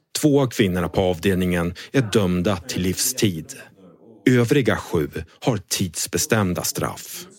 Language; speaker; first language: Swedish; native; Swedish